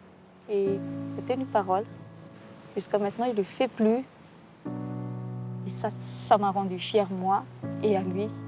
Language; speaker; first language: French; non-native, local second language; Malagasy